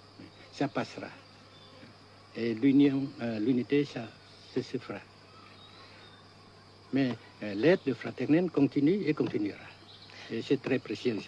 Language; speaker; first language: French; non-native, fluent; Vietnamese